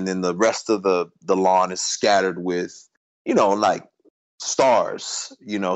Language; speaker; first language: English; native; English